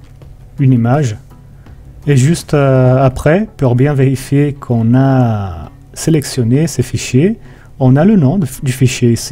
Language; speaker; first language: French; non-native, fluent; Portuguese